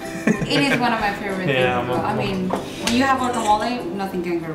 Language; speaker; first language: English; non-native, fluent; Spanish